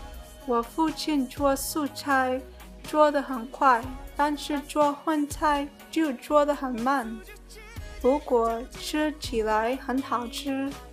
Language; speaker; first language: Chinese; early bilingual, heritage; Chinese